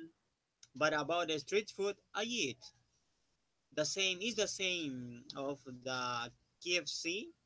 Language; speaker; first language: English; non-native, learner; Spanish